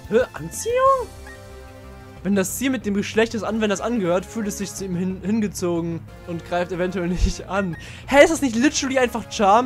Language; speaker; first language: German; native; German